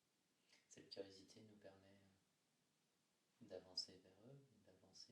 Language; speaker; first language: French; native; French